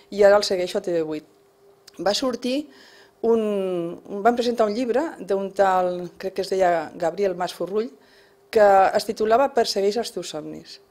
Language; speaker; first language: Catalan; non-native, local second language; Spanish